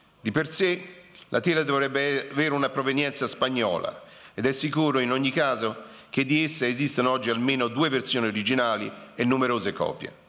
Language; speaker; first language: Italian; native; Italian